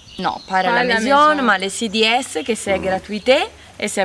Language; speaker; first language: French; non-native, learner; Italian